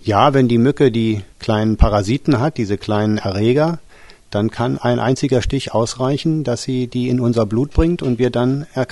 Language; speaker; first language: German; native; German